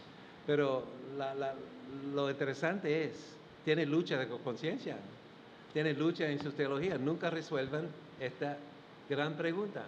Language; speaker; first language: Spanish; non-native, fluent; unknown